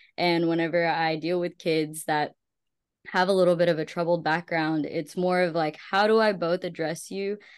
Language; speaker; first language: English; early bilingual, other home language; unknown